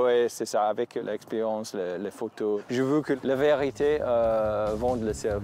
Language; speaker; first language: French; non-native, fluent; English